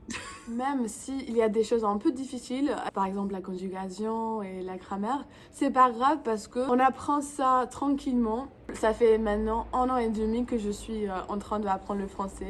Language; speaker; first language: French; non-native, fluent; English